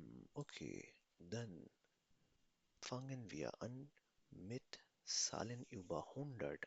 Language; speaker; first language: German; non-native, fluent; Urdu